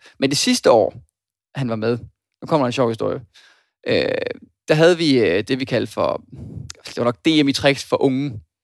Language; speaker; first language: Danish; native; Danish